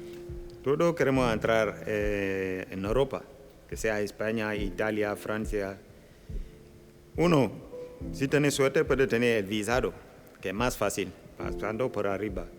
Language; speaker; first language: Spanish; non-native, local second language; Wolof